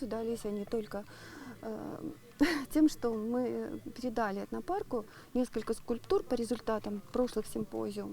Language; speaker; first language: Russian; native; Russian